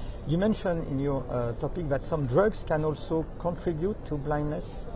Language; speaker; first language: English; non-native, fluent; French